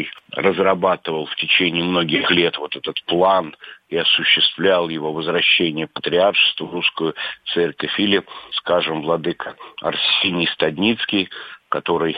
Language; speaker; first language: Russian; native; Russian